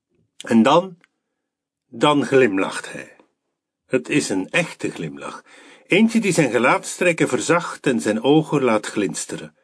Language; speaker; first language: Dutch; native; Dutch